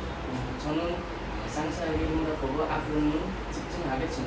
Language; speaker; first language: Korean; non-native, learner; Nepali